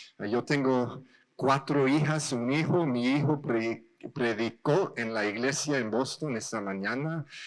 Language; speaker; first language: Spanish; non-native, learner; English